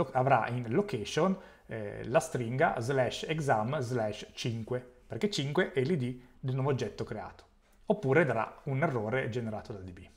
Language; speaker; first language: Italian; native; Italian